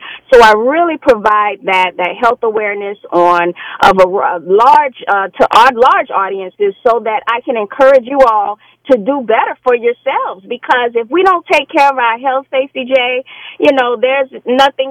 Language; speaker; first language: English; native; English